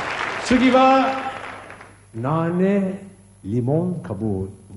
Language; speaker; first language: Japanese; non-native, learner; Turkish